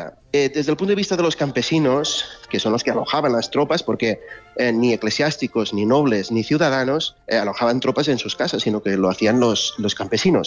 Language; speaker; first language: Spanish; native; Spanish